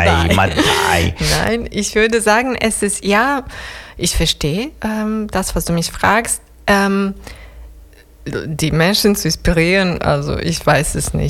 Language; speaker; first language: German; non-native, fluent; Serbian